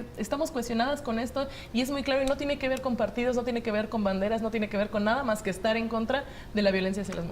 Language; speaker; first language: Spanish; native; Spanish